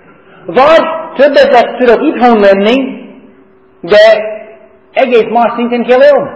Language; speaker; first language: Hungarian; non-native, fluent; English